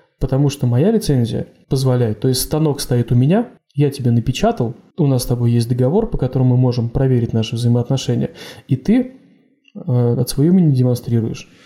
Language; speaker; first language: Russian; native; Russian